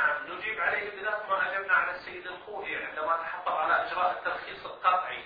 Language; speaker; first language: Arabic; native; Arabic